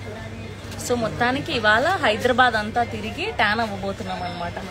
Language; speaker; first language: Telugu; native; Telugu